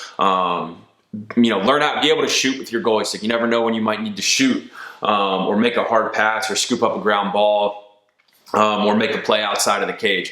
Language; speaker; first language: English; native; English